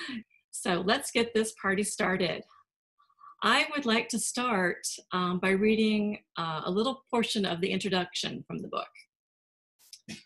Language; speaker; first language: English; native; English